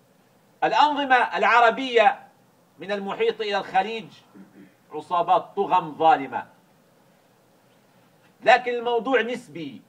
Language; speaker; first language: Arabic; native; Arabic